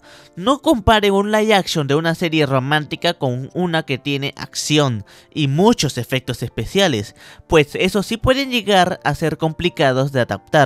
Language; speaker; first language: Spanish; native; Spanish